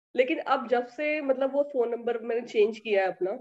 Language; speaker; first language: Hindi; native; Hindi